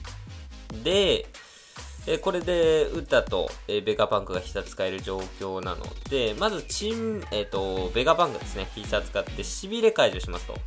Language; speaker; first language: Japanese; native; Japanese